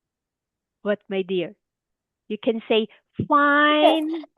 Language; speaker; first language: English; non-native, fluent; Filipino